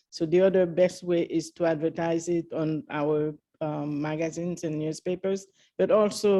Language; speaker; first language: English; early bilingual, other home language; Haitian Creole